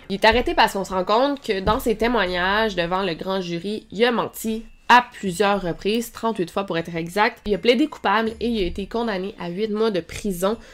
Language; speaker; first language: French; native; French